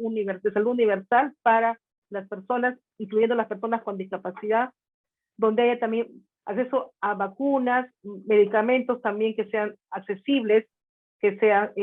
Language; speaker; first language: Spanish; native; Spanish